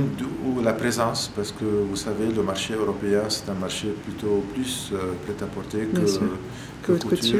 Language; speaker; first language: French; non-native, local second language; Arabic